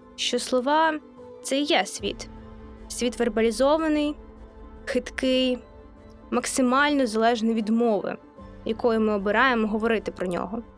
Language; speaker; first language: Ukrainian; native; Ukrainian